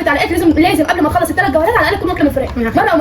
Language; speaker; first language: Arabic; native; Arabic